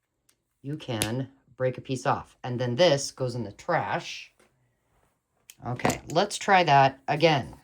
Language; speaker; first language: English; native; English